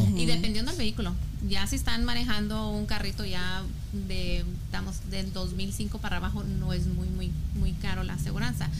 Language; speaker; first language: Spanish; early bilingual, heritage; Spanish